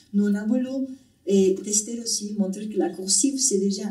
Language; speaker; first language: French; non-native, fluent; Spanish